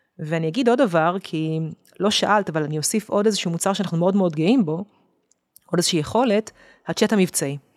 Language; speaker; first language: Hebrew; native; Hebrew